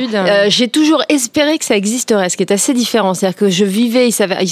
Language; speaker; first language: French; native; French